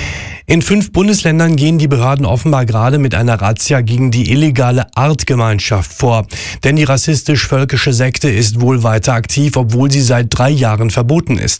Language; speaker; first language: German; native; German